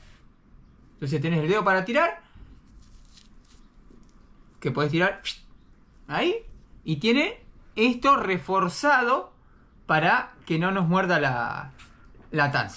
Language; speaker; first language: Spanish; native; Spanish